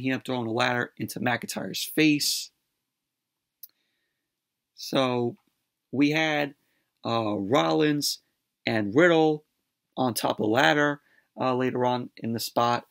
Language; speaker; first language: English; native; English